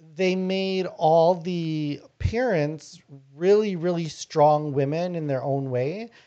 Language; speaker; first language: English; non-native, fluent; Lao